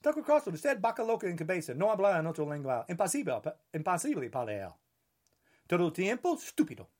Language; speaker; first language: Spanish; non-native, learner; English